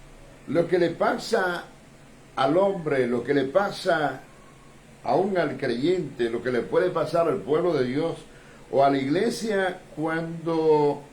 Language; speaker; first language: Spanish; native; Spanish